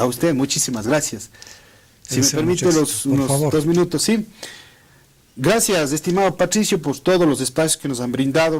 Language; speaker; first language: Spanish; native; Spanish